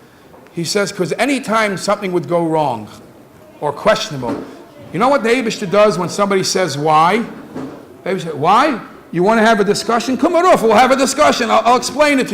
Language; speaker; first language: English; native; English